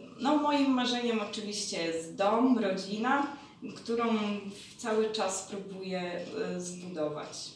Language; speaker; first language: Polish; early bilingual, heritage; Polish